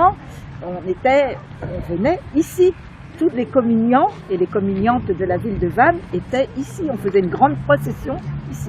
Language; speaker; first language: French; native; French